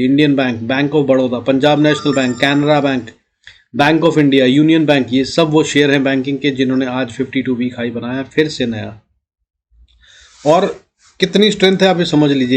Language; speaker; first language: Hindi; native; Hindi